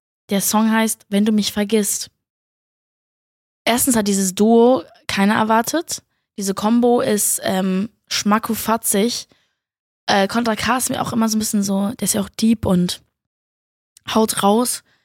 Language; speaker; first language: German; native; German